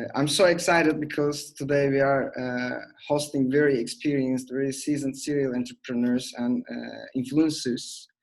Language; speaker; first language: English; non-native, fluent; Turkish